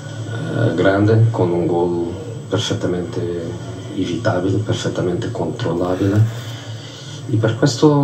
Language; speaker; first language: Italian; non-native, fluent; Portuguese